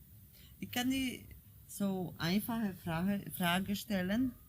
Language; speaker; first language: German; non-native, fluent; Polish